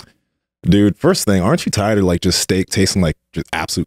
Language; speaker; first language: English; native; English